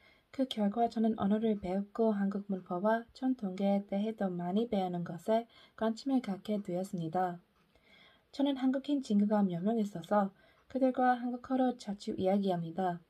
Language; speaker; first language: Korean; non-native, learner; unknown